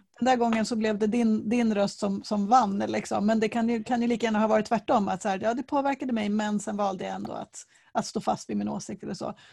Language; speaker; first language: Swedish; native; Swedish